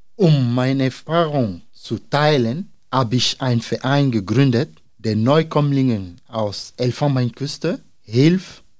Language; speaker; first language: German; non-native, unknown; Dyula